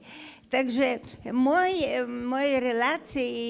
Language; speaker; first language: Polish; non-native, fluent; Hungarian